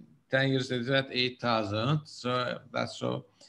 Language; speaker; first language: English; non-native, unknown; Turkish